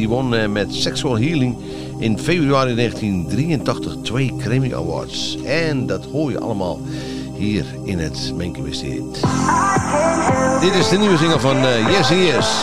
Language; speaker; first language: Dutch; native; Dutch